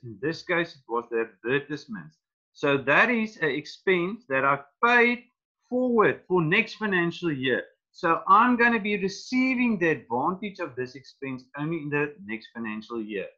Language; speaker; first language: English; non-native, local second language; Afrikaans